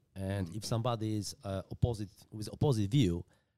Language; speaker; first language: English; non-native, learner; Polish